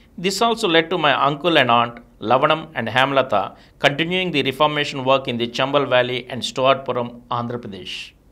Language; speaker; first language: English; non-native, local second language; Telugu